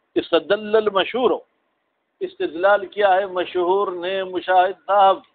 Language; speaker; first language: Urdu; non-native, local second language; Sindhi